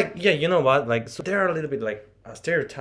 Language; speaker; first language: English; non-native, learner; Korean